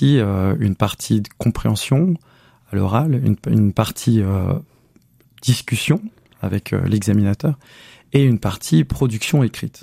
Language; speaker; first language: French; native; French